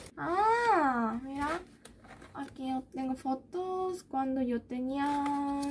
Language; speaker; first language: Spanish; non-native, fluent; Korean